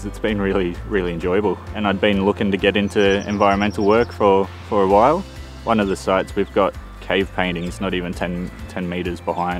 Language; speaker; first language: English; native; English